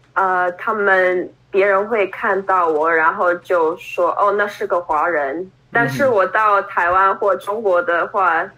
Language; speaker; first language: Chinese; non-native, fluent; English